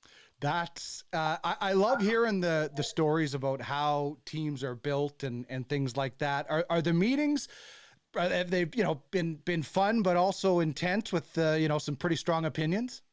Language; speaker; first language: English; native; English